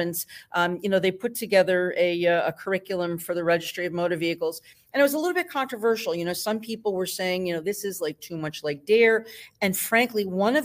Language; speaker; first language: English; native; English